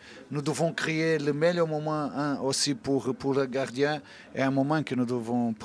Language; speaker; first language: French; non-native, learner; Portuguese